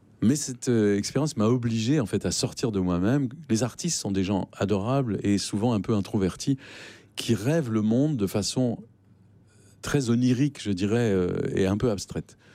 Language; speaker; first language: French; native; French